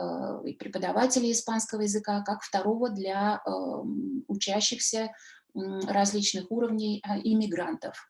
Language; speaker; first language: Russian; native; Russian